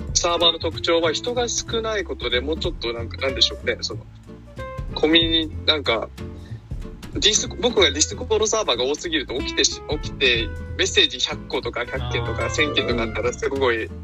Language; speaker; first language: Japanese; early bilingual, heritage; Japanese